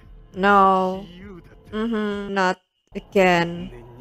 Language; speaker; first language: English; non-native, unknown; Indonesian